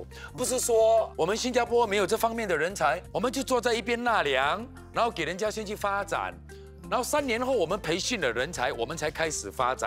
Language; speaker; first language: Chinese; native; Chinese